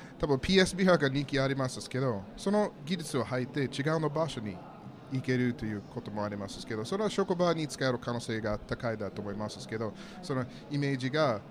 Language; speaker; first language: Japanese; non-native, learner; English